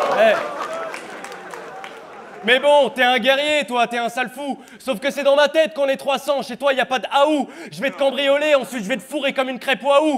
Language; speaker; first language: French; native; French